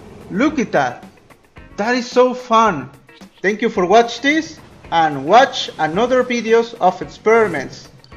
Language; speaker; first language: English; non-native, learner; Spanish